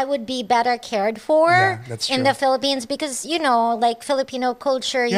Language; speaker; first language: English; non-native, local second language; Cebuano